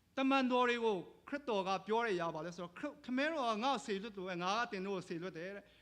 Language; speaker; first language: Burmese; non-native, local second language; Hakha Chin